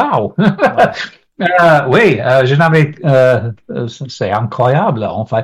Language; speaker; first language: French; non-native, learner; English